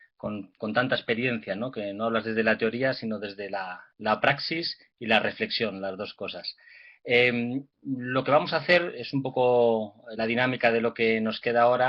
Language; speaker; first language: Spanish; native; Spanish